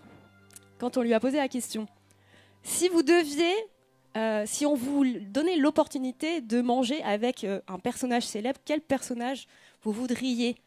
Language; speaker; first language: French; native; French